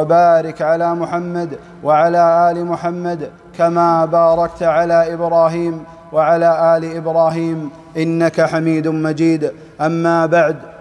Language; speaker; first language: Arabic; native; Arabic